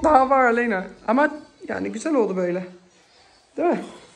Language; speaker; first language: Turkish; early bilingual, heritage; Dutch